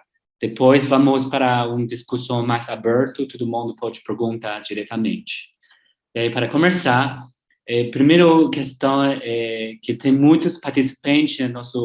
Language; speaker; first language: Portuguese; non-native, learner; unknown